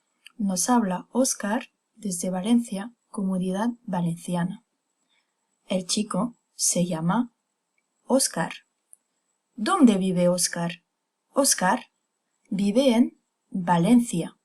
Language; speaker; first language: Spanish; non-native, fluent; French